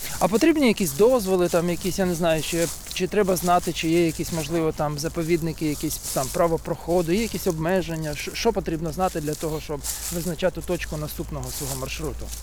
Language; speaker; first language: Ukrainian; native; Ukrainian